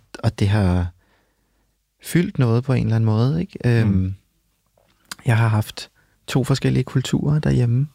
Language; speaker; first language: Danish; early bilingual, other home language; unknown